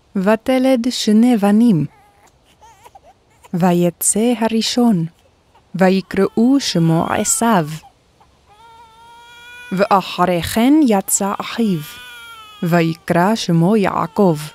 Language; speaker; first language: Hebrew; non-native, fluent; Korean